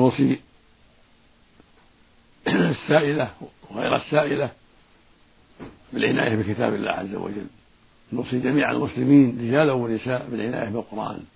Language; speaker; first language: Arabic; native; Arabic